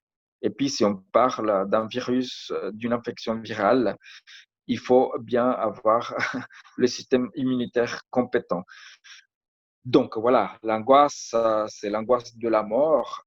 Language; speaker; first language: French; non-native, fluent; Spanish